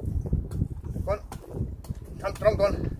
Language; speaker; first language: Thai; non-native, learner; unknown